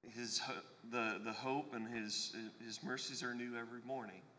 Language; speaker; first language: English; native; English